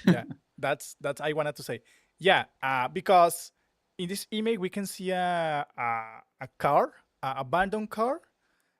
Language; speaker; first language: English; non-native, learner; Spanish